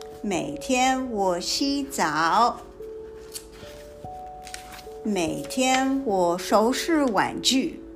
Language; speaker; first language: Chinese; non-native, fluent; English